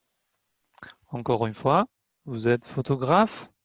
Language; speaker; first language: French; non-native, fluent; Albanian